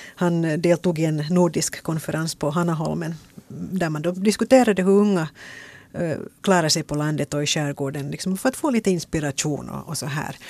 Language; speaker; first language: Swedish; native; Swedish